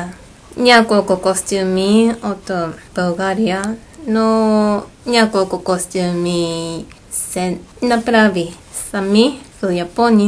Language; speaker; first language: Bulgarian; non-native, learner; Japanese